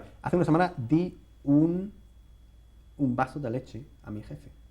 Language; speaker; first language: Spanish; non-native, fluent; English